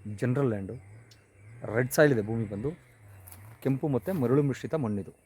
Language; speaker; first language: Kannada; native; Kannada